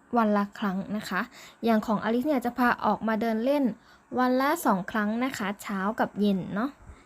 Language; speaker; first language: Thai; native; Thai